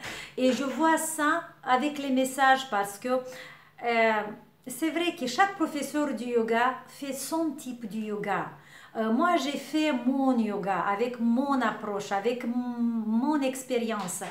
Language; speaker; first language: French; non-native, learner; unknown